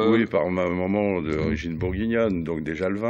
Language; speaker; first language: French; native; French